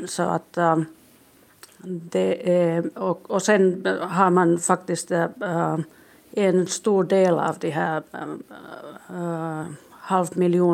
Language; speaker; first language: Swedish; non-native, local second language; Finnish